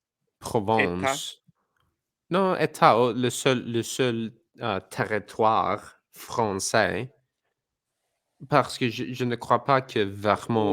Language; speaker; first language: French; non-native, fluent; English